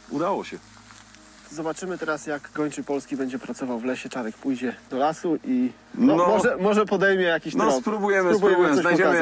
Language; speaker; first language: Polish; native; Polish